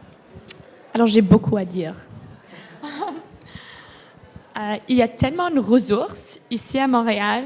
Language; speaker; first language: French; non-native, local second language; English